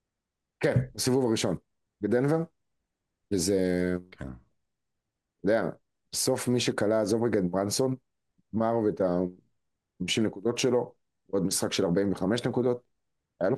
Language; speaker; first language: Hebrew; native; Hebrew